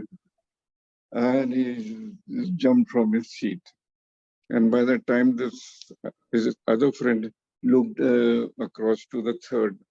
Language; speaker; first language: English; non-native, fluent; Hindi